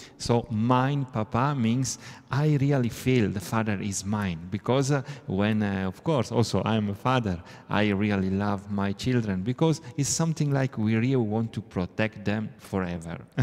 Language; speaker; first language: English; non-native, fluent; Italian